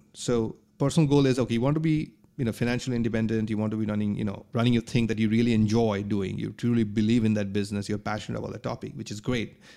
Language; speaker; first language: English; non-native, local second language; Bangla